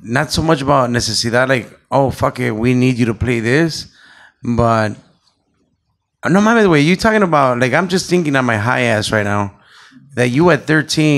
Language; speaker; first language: English; early bilingual, other home language; Spanish